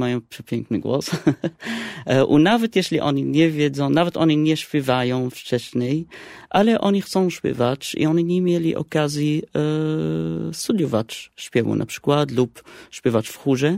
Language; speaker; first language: Polish; non-native, fluent; Arabic